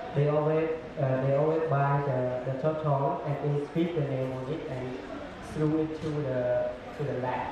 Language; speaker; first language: English; non-native, learner; Khmer